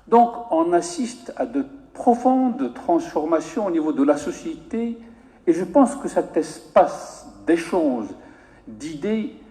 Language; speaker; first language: French; non-native, local second language; Arabic